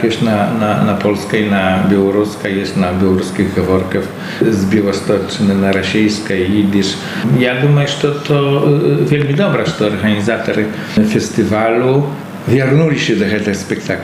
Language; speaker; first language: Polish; non-native, local second language; Belarusian